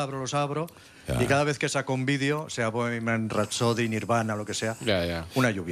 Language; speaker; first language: Spanish; native; Spanish